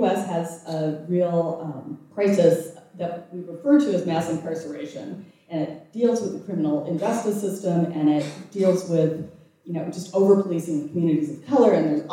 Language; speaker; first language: English; native; English